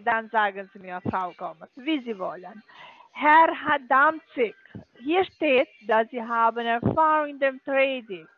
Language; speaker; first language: German; non-native, learner; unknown